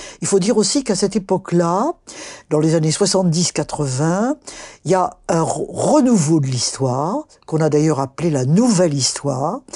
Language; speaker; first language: French; native; French